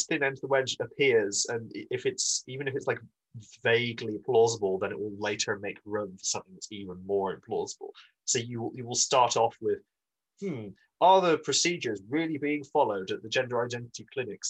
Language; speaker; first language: English; native; English